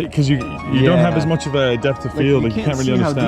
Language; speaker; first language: English; native; English